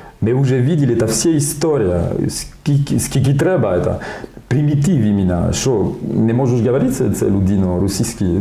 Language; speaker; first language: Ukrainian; non-native, learner; French